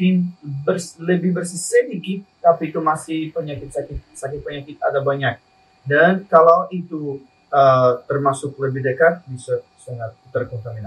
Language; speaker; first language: Indonesian; non-native, learner; Spanish